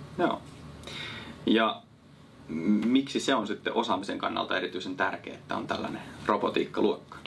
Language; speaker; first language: Finnish; native; Finnish